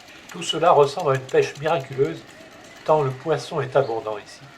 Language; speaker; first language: French; native; French